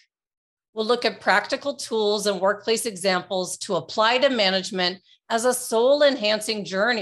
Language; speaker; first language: English; native; English